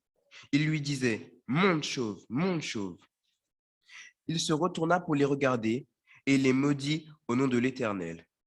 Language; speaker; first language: French; native; French